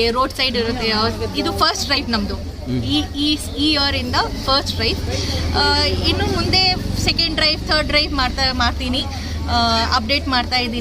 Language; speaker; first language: Kannada; non-native, local second language; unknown